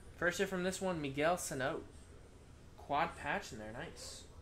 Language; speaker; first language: English; native; English